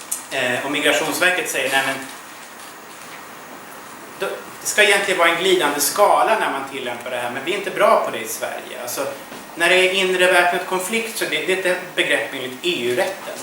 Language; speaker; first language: Swedish; native; Swedish